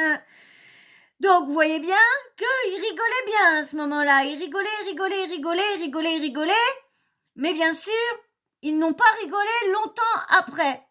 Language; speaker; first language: French; native; French